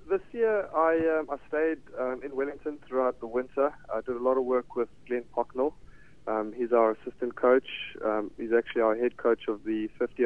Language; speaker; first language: English; native; English